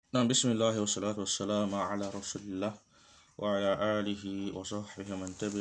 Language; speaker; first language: Arabic; non-native, fluent; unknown